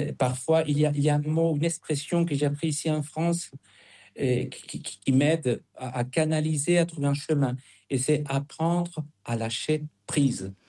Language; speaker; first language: French; non-native, fluent; Spanish